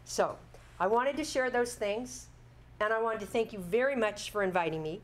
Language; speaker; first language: English; native; English